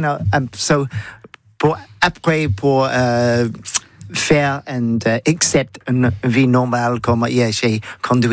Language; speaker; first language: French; non-native, learner; English